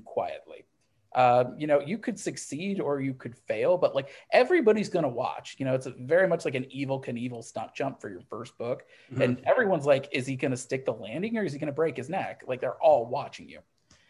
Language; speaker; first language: English; native; English